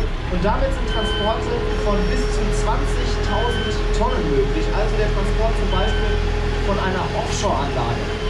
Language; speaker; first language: German; native; German